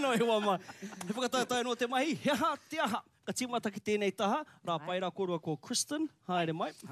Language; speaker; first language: Māori; non-native, local second language; English